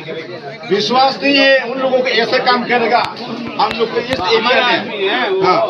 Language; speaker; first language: Hindi; non-native, local second language; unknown